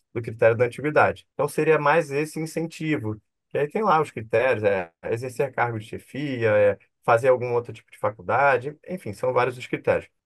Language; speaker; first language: Portuguese; native; Portuguese